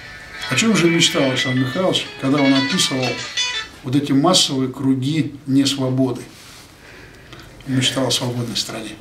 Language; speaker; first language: Russian; native; Russian